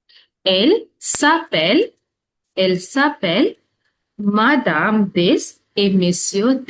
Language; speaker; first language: French; non-native, fluent; Hindi